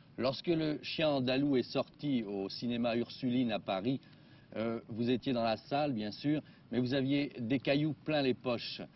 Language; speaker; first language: French; native; French